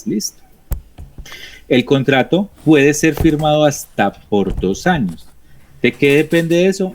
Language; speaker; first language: Spanish; native; Spanish